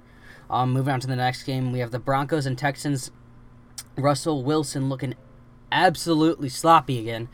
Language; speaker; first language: English; native; English